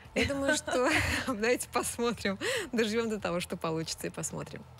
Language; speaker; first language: Russian; native; Russian